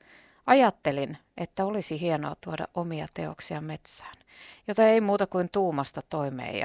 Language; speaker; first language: Finnish; native; Finnish